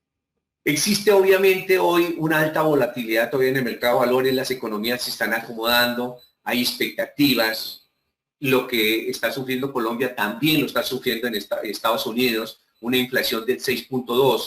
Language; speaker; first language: Spanish; native; Spanish